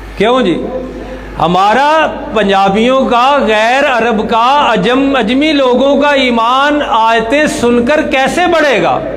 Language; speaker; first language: Urdu; non-native, local second language; Punjabi